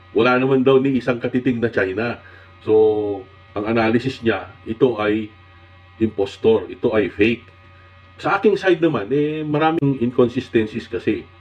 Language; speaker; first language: Filipino; non-native, local second language; Iloko